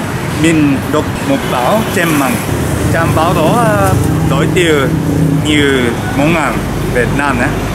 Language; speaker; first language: Vietnamese; non-native, learner; Japanese